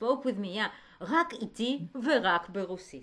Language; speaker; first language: Hebrew; native; Hebrew